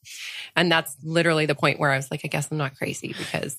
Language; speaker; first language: English; early bilingual, other home language; French